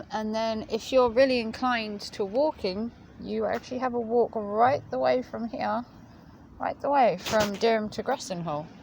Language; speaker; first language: English; native; English